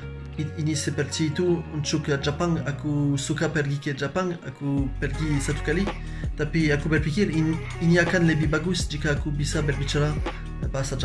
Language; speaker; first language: Indonesian; non-native, learner; French